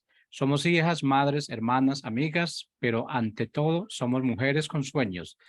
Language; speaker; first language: Spanish; native; Spanish